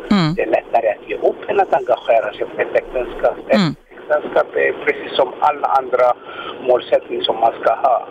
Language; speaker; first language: Swedish; non-native, fluent; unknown